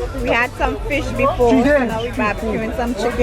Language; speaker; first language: English; native; English